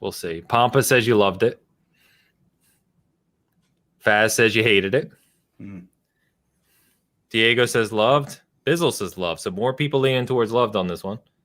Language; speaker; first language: English; native; English